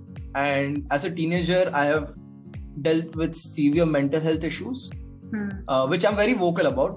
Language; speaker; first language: English; non-native, local second language; Hindi